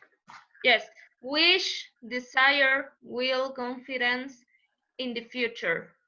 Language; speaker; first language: English; non-native, learner; Spanish